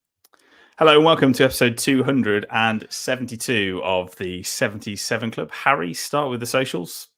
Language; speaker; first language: English; native; English